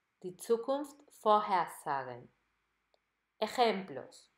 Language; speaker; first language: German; non-native, fluent; Spanish